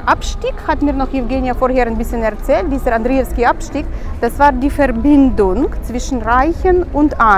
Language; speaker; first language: German; non-native, learner; Russian